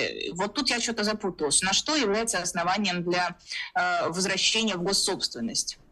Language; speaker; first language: Russian; native; Russian